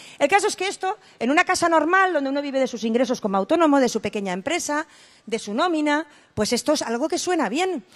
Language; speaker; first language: Spanish; native; Spanish